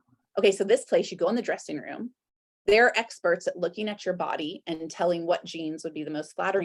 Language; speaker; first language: English; native; English